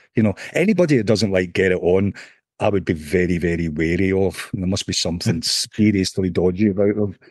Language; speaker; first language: English; native; English